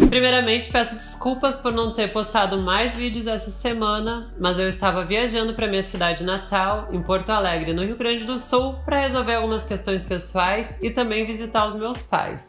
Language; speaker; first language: Portuguese; native; Portuguese